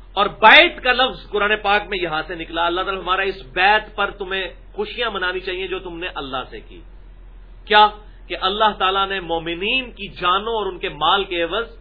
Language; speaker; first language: Urdu; non-native, local second language; Punjabi